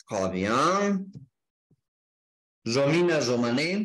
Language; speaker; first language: French; non-native, learner; Spanish